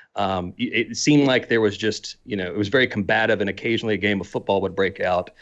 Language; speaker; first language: English; native; English